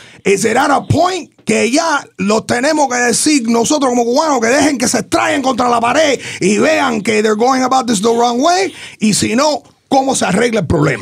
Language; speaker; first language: Spanish; native; Spanish